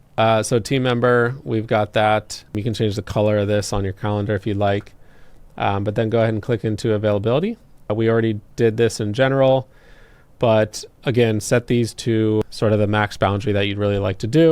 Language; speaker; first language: English; native; English